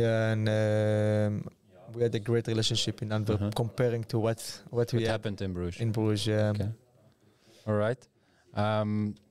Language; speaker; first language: English; non-native, fluent; Hebrew